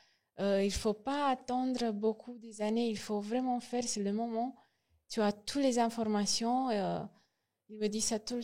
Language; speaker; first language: French; non-native, learner; Romanian